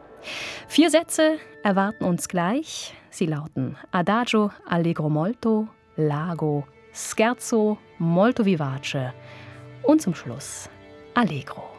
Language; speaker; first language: German; native; German